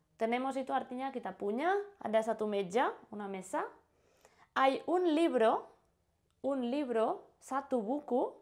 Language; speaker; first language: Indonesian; non-native, fluent; Spanish